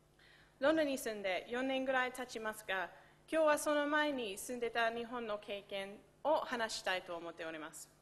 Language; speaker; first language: Japanese; non-native, fluent; English